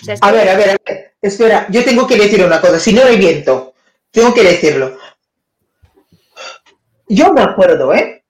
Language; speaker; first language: Spanish; non-native, fluent; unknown